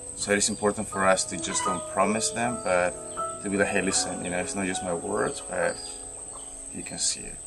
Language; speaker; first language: English; non-native, fluent; Spanish